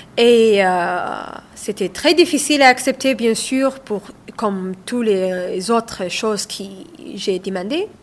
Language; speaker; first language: French; non-native, learner; Somali